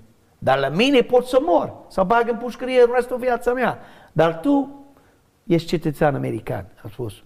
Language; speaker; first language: Romanian; non-native, learner; English